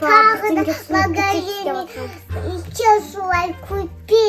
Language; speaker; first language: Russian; non-native, local second language; Kazakh